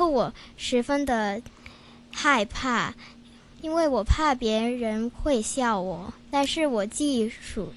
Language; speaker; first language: Chinese; non-native, local second language; Cantonese